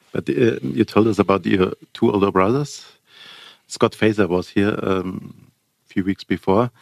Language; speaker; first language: English; non-native, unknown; German